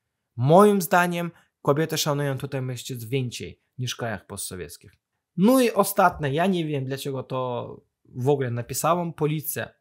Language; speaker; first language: Polish; non-native, fluent; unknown